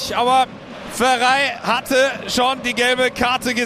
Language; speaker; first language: German; native; German